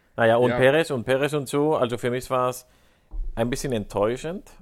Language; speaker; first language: German; non-native, fluent; Spanish